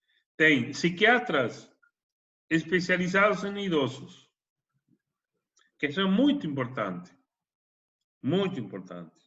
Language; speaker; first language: Portuguese; non-native, learner; Spanish